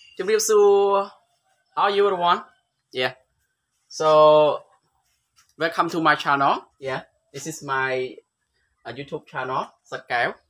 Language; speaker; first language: English; non-native, learner; Khmer